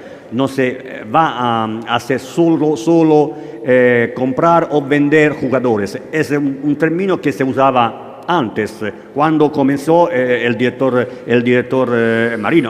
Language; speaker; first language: Spanish; non-native, learner; Italian